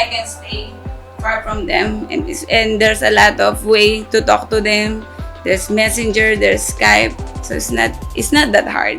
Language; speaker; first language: English; non-native, local second language; Filipino